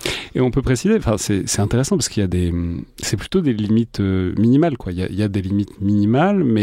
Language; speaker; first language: French; native; French